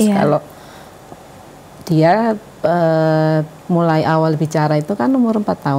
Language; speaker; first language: Indonesian; native; Indonesian